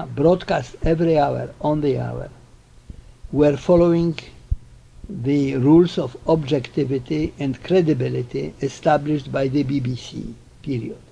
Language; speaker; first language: English; non-native, fluent; Polish